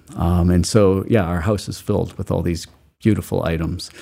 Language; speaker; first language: English; native; English